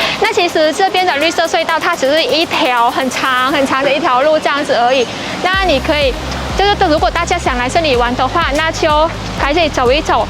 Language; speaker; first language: Chinese; non-native, fluent; Vietnamese